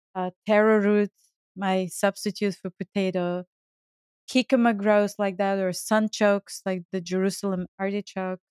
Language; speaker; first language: English; non-native, fluent; Bulgarian